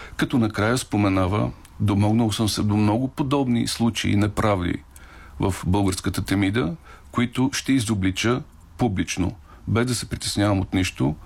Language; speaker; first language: Bulgarian; native; Bulgarian